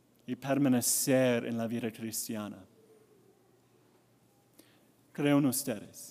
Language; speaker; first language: Spanish; non-native, learner; English